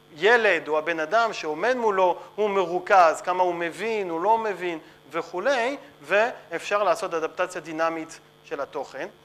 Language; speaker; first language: Hebrew; non-native, fluent; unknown